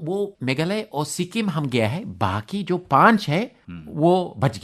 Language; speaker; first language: Hindi; non-native, fluent; English